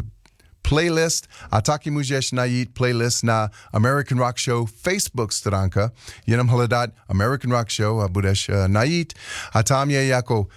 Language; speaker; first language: Czech; non-native, learner; English